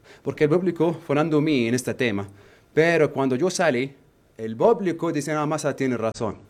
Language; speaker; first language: Spanish; non-native, learner; Arabic